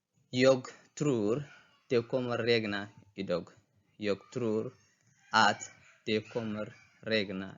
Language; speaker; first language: Swedish; non-native, fluent; Tigrinya